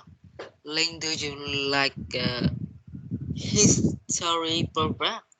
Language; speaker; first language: English; non-native, learner; Vietnamese